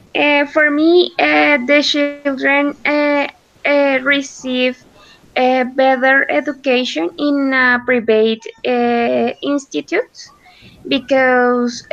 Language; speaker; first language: English; non-native, learner; Spanish